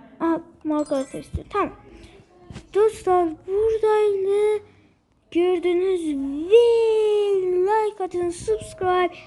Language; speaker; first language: Turkish; early bilingual, heritage; Turkish